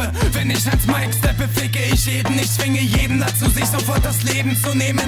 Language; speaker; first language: German; native; German